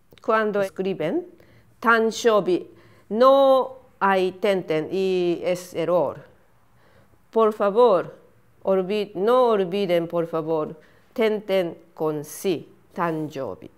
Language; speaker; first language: Spanish; non-native, fluent; Japanese